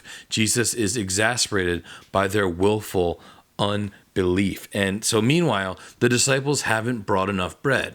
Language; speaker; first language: English; native; English